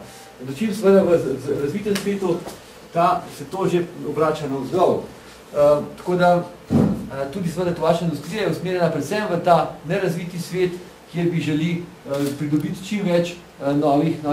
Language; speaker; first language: Slovenian; native; Slovenian